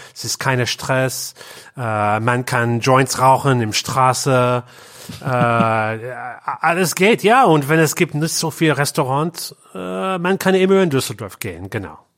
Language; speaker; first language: German; non-native, learner; English